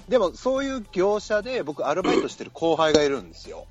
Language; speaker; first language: Japanese; native; Japanese